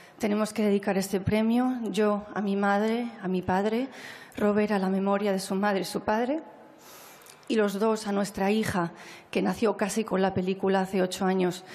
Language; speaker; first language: Spanish; native; Spanish